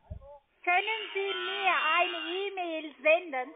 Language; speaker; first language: German; non-native, learner; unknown